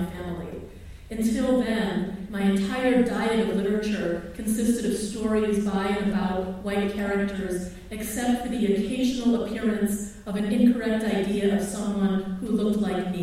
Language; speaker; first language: English; early bilingual, other home language; Filipino